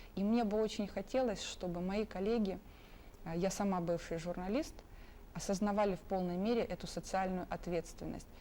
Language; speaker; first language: Russian; native; Russian